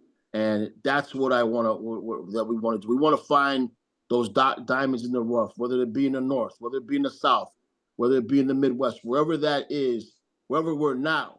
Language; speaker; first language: English; native; English